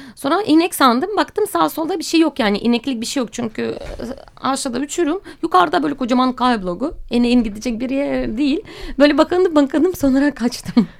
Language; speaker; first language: Turkish; non-native, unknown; Russian